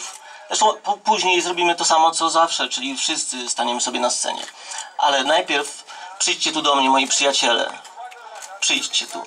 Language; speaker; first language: Polish; native; Polish